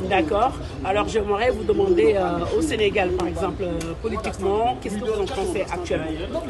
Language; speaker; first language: French; non-native, local second language; Wolof